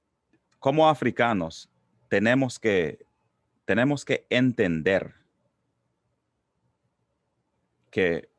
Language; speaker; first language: Spanish; non-native, local second language; English